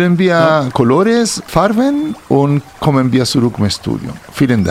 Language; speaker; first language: German; non-native, fluent; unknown